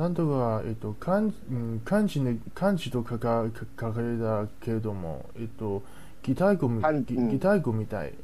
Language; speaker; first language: Japanese; non-native, learner; Chinese